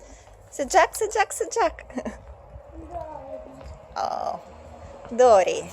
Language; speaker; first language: Turkish; non-native, learner; Russian